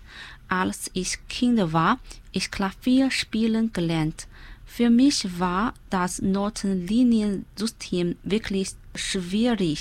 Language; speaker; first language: German; non-native, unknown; Chinese